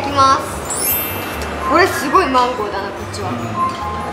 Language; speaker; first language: Japanese; native; Japanese